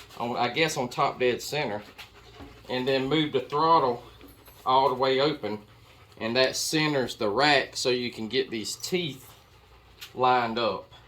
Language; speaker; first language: English; native; English